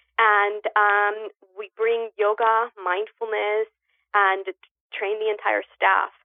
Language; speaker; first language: English; early bilingual, other home language; Spanish